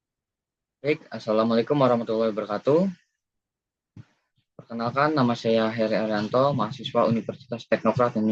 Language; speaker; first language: Indonesian; native; Indonesian